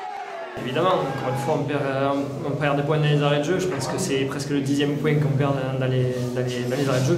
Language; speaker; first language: French; native; French